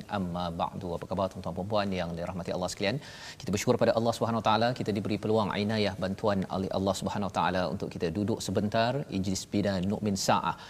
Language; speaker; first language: Malay; native; Malay